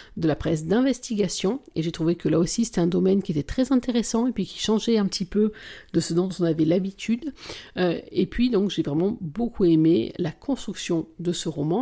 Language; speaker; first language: French; native; French